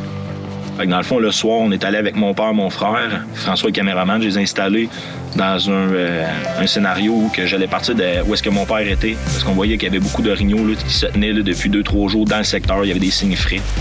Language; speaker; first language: French; native; French